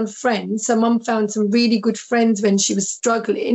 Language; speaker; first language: English; native; English